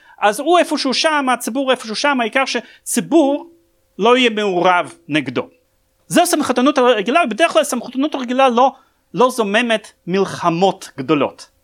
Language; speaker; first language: Hebrew; non-native, fluent; Russian